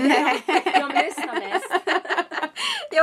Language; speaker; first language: Swedish; native; Swedish